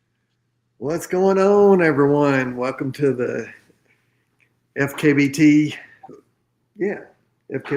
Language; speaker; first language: English; native; English